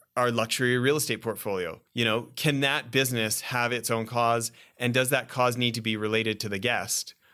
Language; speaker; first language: English; native; English